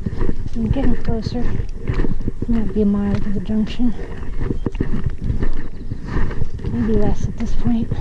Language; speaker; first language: English; native; English